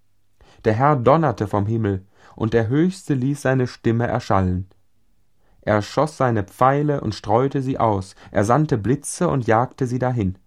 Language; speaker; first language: German; native; German